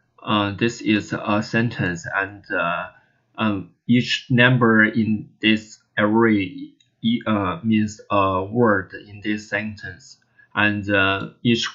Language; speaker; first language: English; non-native, learner; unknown